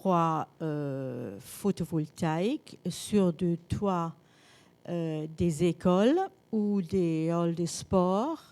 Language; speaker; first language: French; non-native, learner; German